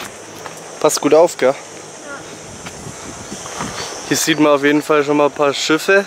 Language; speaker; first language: German; native; German